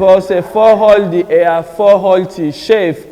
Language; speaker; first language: Danish; non-native, learner; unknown